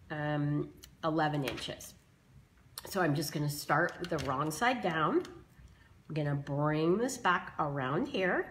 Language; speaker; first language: English; native; English